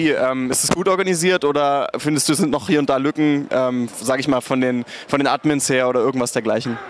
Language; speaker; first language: German; native; German